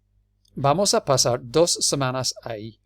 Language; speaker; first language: Spanish; non-native, fluent; English